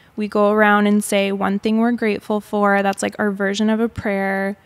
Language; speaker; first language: English; native; English